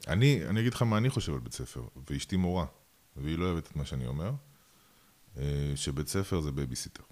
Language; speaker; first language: Hebrew; early bilingual, other home language; Russian